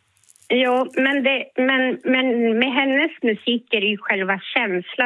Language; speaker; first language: Swedish; native; Swedish